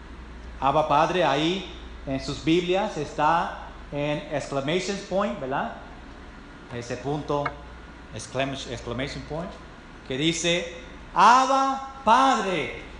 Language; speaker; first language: Spanish; non-native, fluent; English